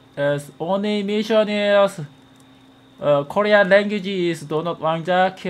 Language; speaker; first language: English; non-native, learner; Korean